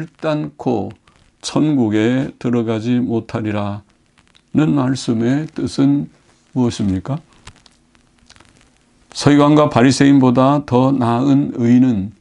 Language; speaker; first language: Korean; native; Korean